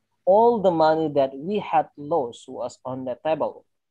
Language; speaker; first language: English; non-native, fluent; Indonesian